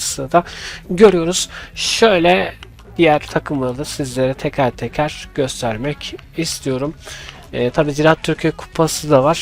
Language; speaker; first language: Turkish; native; Turkish